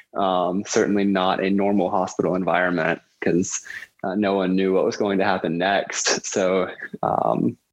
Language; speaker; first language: English; native; English